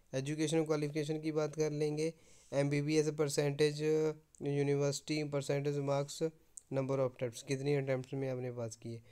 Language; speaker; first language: Hindi; non-native, local second language; Punjabi